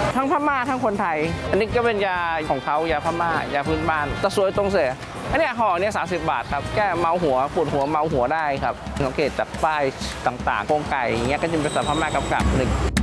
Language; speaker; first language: Thai; early bilingual, other home language; Chinese